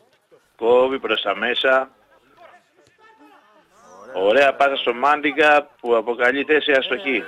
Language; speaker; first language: Greek; native; Greek